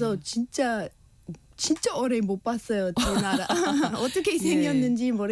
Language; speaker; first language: Korean; non-native, learner; English